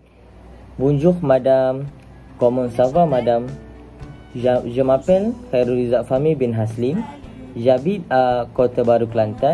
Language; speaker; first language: French; non-native, learner; Malay